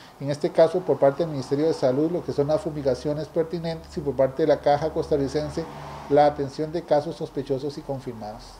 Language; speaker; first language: Spanish; native; Spanish